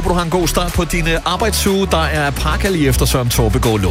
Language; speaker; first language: Danish; native; Danish